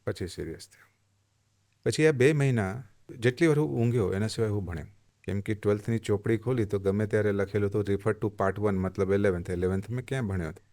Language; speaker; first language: Gujarati; non-native, local second language; Hindi